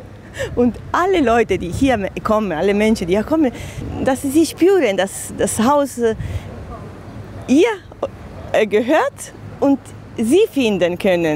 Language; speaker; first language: German; non-native, learner; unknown